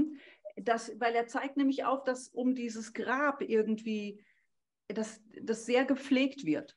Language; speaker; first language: German; native; German